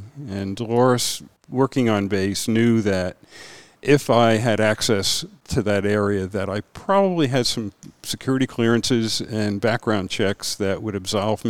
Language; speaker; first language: English; native; English